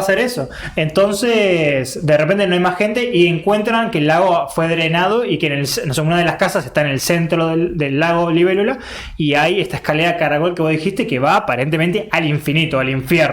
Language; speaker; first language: Spanish; native; Spanish